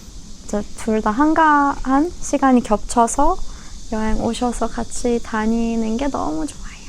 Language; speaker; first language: Korean; non-native, fluent; Persian